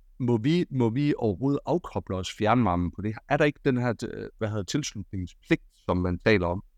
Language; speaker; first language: Danish; native; Danish